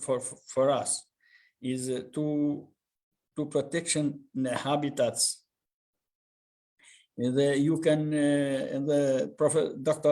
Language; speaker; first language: English; non-native, learner; Albanian